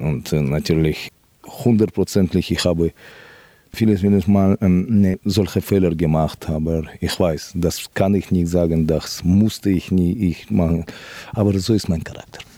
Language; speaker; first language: German; non-native, fluent; Russian